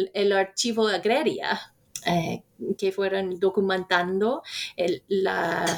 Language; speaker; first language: Spanish; non-native, fluent; English